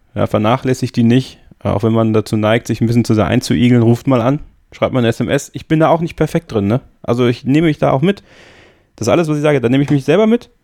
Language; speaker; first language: German; native; German